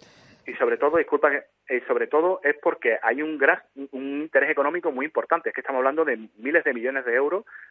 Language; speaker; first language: Spanish; native; Spanish